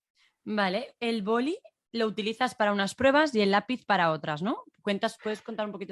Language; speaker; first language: Spanish; native; Spanish